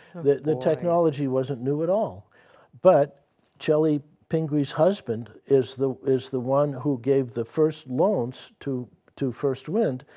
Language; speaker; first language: English; native; English